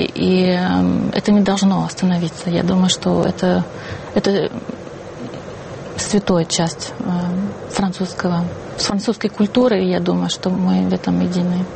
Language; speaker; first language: Russian; non-native, fluent; French